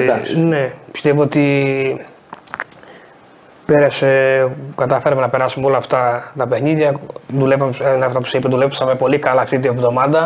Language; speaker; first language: Greek; non-native, fluent; Portuguese